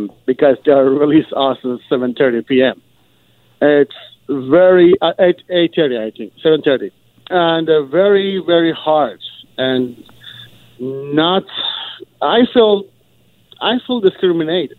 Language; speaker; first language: English; non-native, learner; Persian